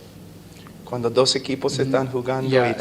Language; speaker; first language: Spanish; non-native, fluent; English